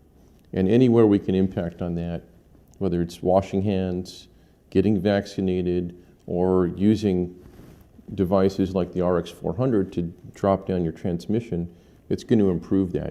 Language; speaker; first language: English; native; English